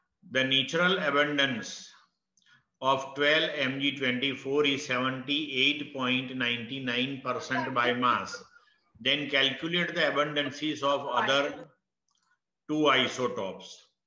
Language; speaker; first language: English; non-native, local second language; Gujarati